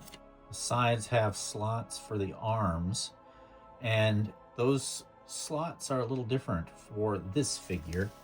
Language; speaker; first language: English; native; English